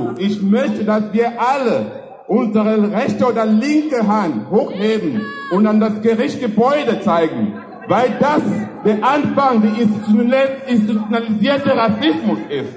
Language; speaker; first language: German; non-native, fluent; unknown